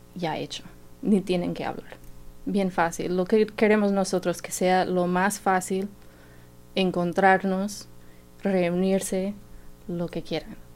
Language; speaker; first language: Spanish; non-native, fluent; English